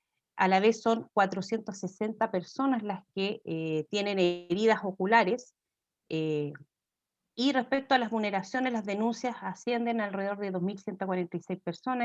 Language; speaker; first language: Spanish; native; Spanish